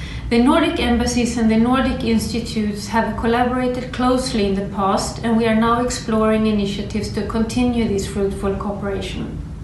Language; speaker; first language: English; non-native, fluent; Swedish